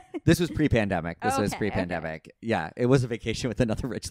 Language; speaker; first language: English; native; English